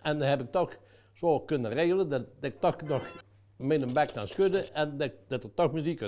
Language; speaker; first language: Dutch; native; Dutch